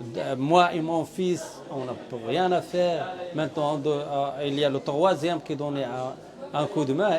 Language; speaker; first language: French; non-native, learner; Arabic